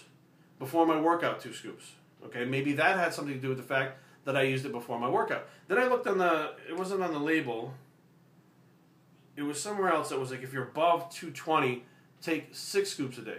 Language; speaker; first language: English; native; English